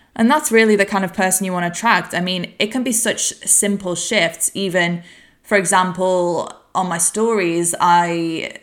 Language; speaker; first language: English; native; English